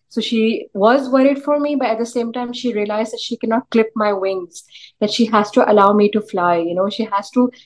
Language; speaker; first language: English; early bilingual, other home language; Urdu